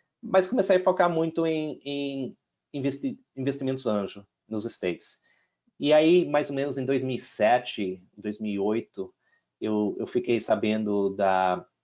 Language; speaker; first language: Portuguese; non-native, fluent; English